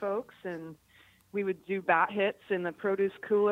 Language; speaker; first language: English; native; English